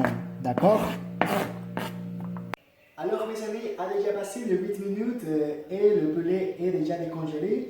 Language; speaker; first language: French; non-native, learner; Spanish